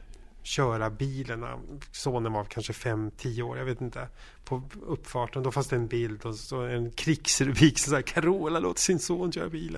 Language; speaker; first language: Swedish; native; Swedish